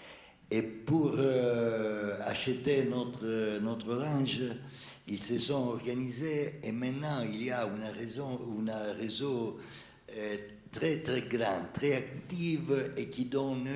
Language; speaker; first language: French; non-native, fluent; Italian